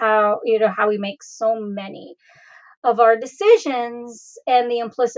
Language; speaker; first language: English; native; English